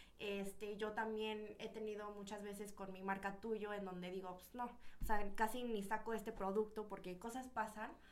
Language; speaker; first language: Spanish; early bilingual, other home language; Korean